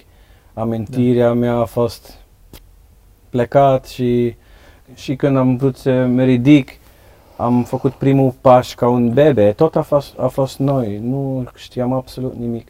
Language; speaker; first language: Romanian; non-native, learner; Dutch